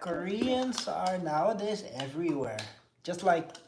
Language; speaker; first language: English; non-native, fluent; Dutch